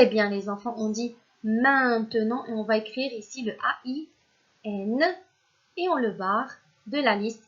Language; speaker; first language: French; non-native, local second language; Arabic